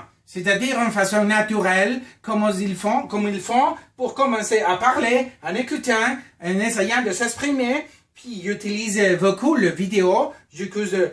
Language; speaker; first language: French; non-native, fluent; Spanish